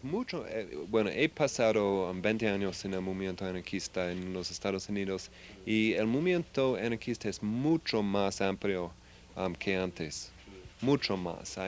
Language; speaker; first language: Spanish; non-native, fluent; English